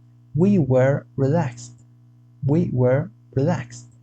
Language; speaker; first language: English; non-native, fluent; Spanish